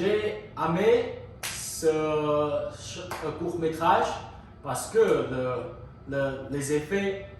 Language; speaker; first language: French; non-native, learner; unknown